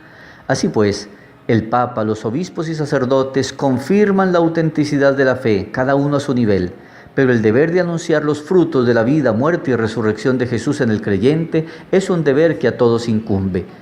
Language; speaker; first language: Spanish; native; Spanish